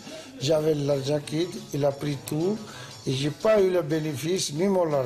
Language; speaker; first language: French; non-native, learner; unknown